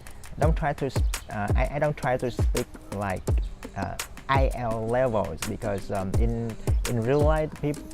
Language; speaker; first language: English; non-native, fluent; Vietnamese